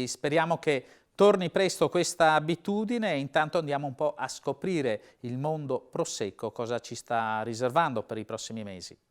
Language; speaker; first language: Italian; native; Italian